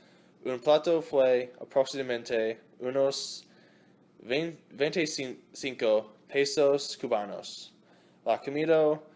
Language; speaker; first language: Spanish; non-native, learner; English